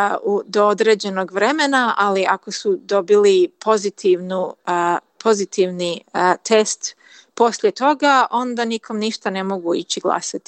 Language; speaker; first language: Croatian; early bilingual, heritage; Croatian